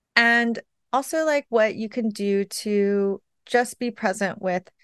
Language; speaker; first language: English; native; English